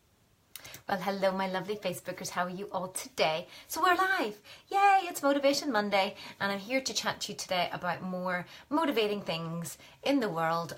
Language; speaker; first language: English; native; English